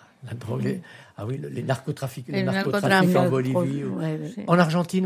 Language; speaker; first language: French; native; French